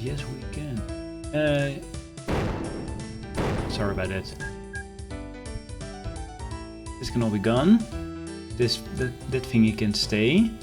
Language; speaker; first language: English; non-native, fluent; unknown